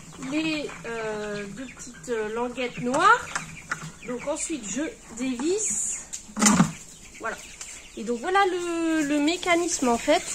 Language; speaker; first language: French; native; French